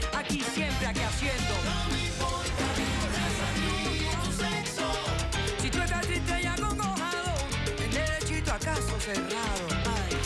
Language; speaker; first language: Spanish; native; Spanish